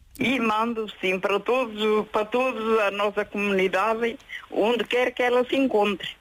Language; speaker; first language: Portuguese; native; Portuguese